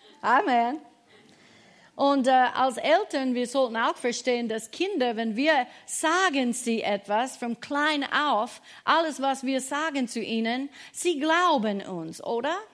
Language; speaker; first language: German; non-native, fluent; English